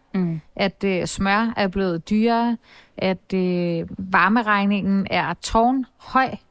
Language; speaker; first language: Danish; native; Danish